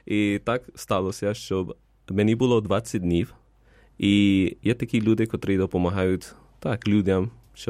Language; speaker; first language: Ukrainian; non-native, fluent; Spanish